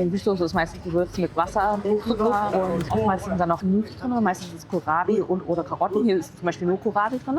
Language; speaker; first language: German; native; German